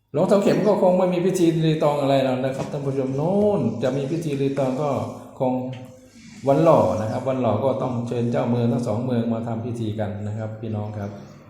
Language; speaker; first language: Thai; native; Thai